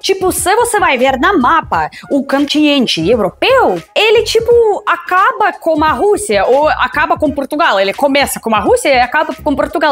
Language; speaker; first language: Portuguese; non-native, fluent; Russian